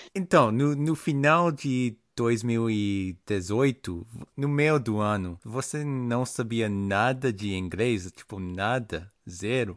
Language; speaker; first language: Portuguese; non-native, fluent; English